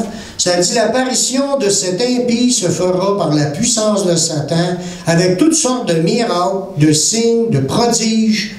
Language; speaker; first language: French; native; French